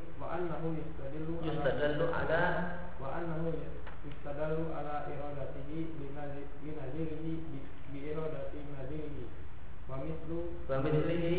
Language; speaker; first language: Arabic; non-native, fluent; Indonesian